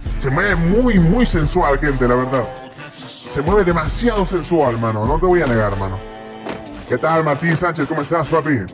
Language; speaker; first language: Spanish; native; Spanish